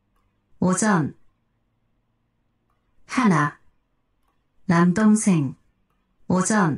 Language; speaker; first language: Korean; non-native, learner; Japanese